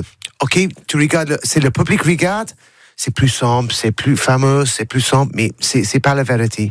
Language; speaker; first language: French; non-native, learner; English